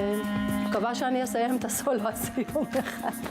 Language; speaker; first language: Hebrew; early bilingual, other home language; English